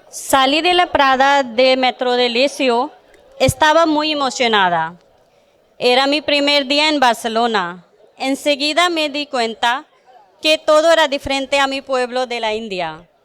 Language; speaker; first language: Spanish; non-native, learner; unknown